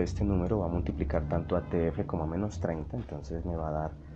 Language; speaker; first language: Spanish; native; Spanish